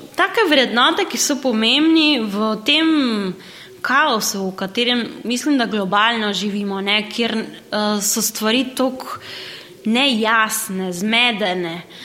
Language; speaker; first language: Slovenian; early bilingual, heritage; Slovenian